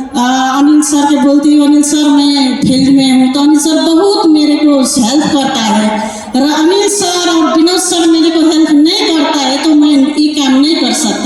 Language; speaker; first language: Hindi; non-native, learner; Nepali